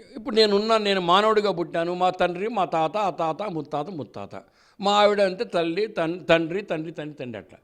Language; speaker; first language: Telugu; native; Telugu